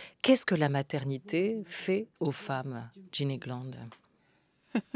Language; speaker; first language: French; native; French